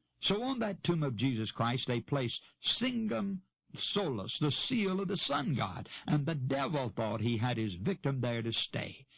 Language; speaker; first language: English; native; English